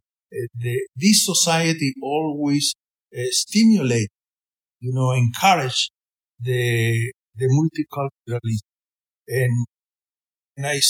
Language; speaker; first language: English; non-native, fluent; Spanish